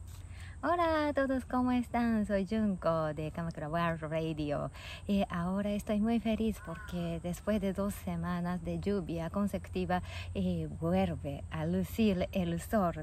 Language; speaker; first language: Spanish; non-native, fluent; Japanese